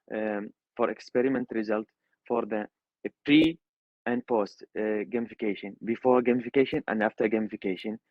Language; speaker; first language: English; non-native, learner; Arabic